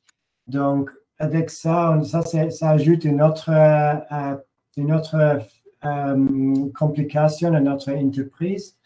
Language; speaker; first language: French; non-native, learner; English